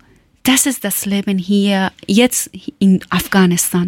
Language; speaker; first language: German; non-native, learner; Persian